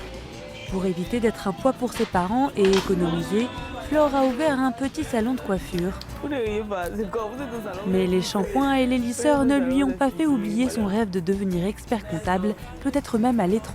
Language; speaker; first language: French; native; French